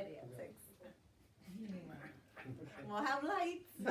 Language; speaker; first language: English; native; English